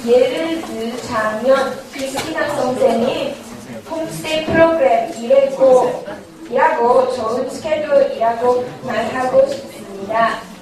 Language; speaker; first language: Korean; non-native, learner; English